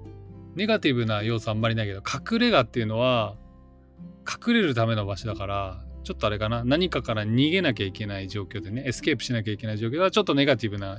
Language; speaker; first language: Japanese; native; Japanese